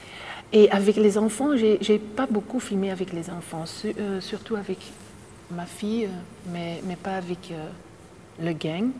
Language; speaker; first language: French; non-native, local second language; Dutch